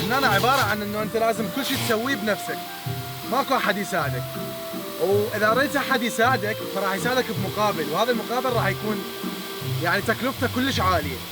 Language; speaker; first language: Arabic; native; Arabic